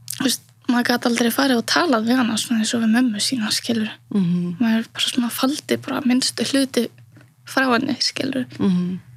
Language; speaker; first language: Icelandic; early bilingual, other home language; Polish